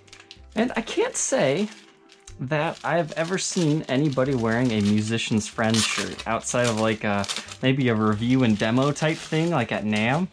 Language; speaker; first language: English; native; English